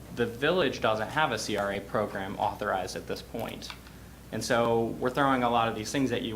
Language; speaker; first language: English; native; English